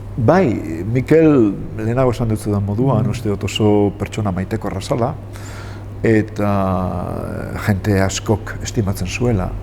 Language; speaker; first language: Basque; native; Basque